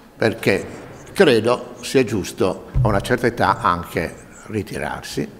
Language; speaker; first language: Italian; native; Italian